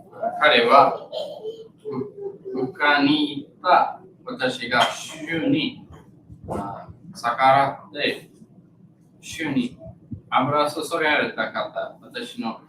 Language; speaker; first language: Japanese; non-native, learner; English